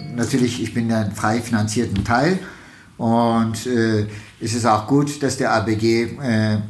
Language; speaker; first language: German; non-native, fluent; Turkish